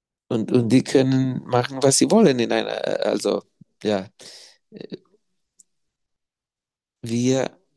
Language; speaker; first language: German; non-native, fluent; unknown